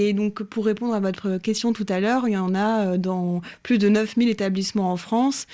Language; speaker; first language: French; native; French